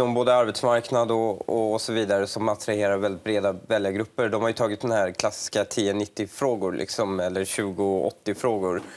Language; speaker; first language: Swedish; early bilingual, other home language; Persian